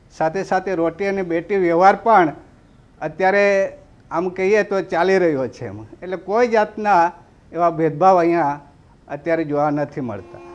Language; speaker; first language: Gujarati; native; Gujarati